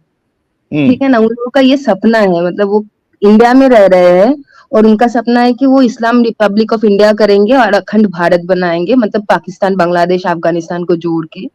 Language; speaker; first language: Hindi; non-native, local second language; Bangla